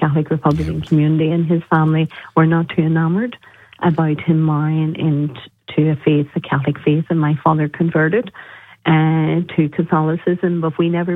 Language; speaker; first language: English; native; English